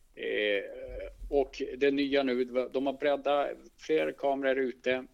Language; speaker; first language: Swedish; native; Swedish